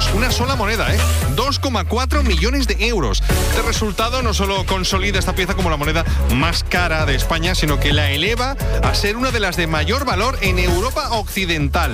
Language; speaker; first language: Spanish; native; Spanish